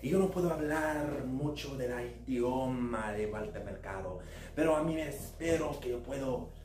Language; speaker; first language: Spanish; non-native, learner; English